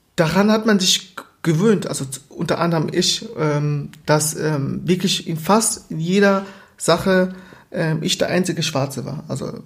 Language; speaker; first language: German; early bilingual, other home language; Portuguese